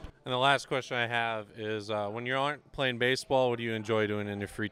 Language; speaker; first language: English; native; English